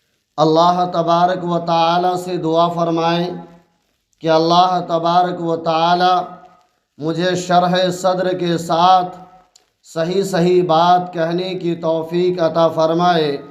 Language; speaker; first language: Urdu; native; Urdu